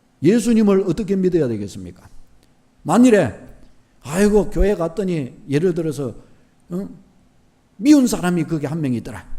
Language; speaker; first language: Korean; native; Korean